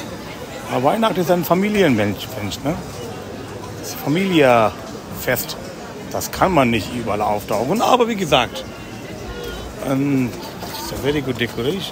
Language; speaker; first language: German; non-native, fluent; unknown